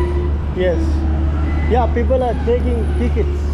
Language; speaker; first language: English; non-native, local second language; Hindi